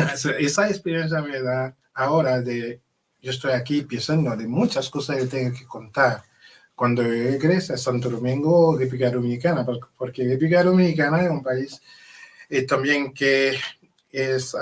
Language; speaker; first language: Spanish; non-native, learner; Haitian Creole